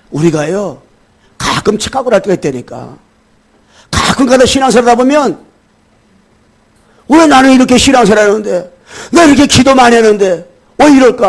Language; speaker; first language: Korean; native; Korean